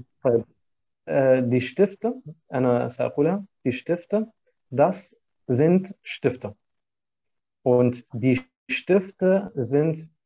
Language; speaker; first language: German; non-native, fluent; Arabic